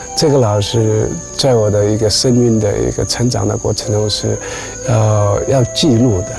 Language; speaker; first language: Chinese; non-native, local second language; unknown